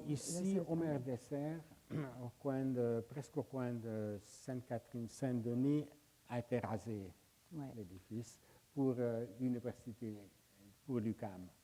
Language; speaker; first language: French; non-native, fluent; Hungarian